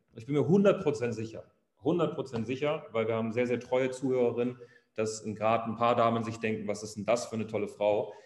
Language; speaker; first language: German; native; German